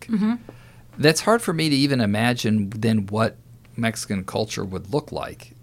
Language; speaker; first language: English; native; English